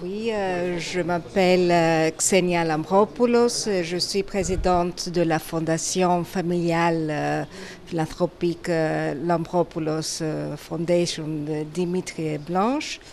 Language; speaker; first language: French; non-native, learner; Greek